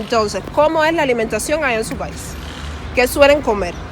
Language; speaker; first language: Spanish; native; Spanish